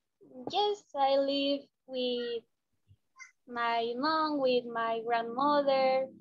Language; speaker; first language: English; non-native, learner; Spanish